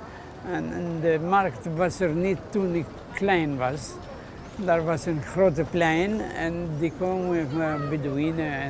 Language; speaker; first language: Dutch; non-native, learner; Hebrew